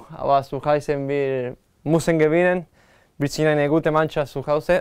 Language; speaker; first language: German; non-native, learner; Spanish